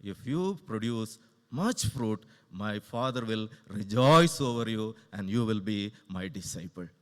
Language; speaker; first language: English; non-native, local second language; Tamil